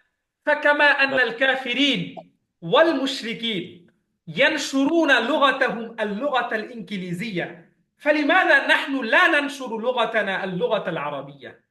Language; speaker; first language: Arabic; non-native, fluent; Bangla